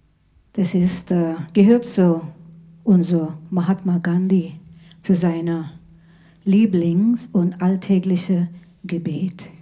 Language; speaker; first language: German; non-native, fluent; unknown